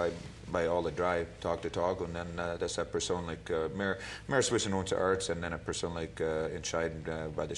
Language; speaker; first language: German; non-native, learner; English